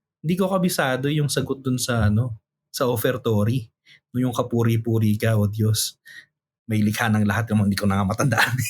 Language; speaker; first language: Filipino; native; Filipino